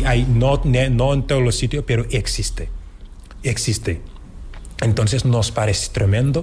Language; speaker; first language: Spanish; non-native, fluent; Wolof